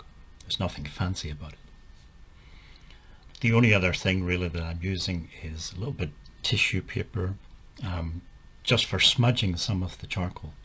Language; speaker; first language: English; native; English